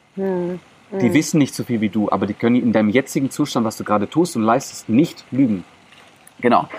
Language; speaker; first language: German; non-native, local second language; Greek